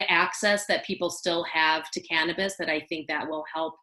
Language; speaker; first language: English; native; English